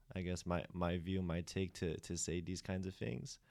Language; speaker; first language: English; native; English